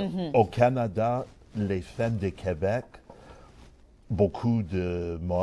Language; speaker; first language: French; non-native, learner; English